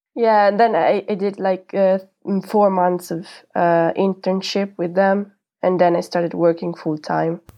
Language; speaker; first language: English; non-native, fluent; Italian